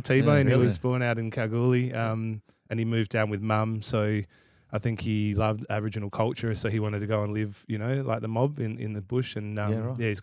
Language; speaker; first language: English; native; English